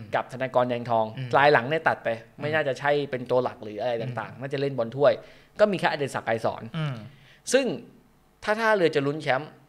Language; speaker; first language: Thai; native; Thai